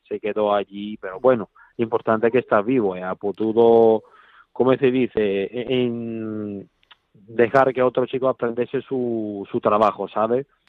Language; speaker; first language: Spanish; non-native, fluent; Italian